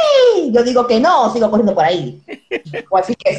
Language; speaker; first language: Spanish; native; Spanish